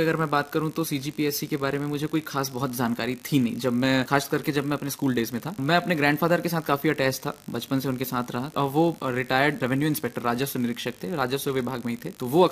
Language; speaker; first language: Hindi; native; Hindi